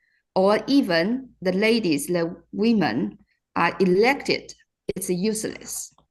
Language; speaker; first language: English; non-native, fluent; Chinese